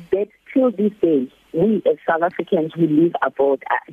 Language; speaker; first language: English; non-native, local second language; Zulu